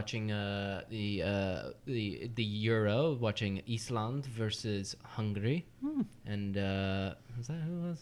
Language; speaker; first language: English; native; English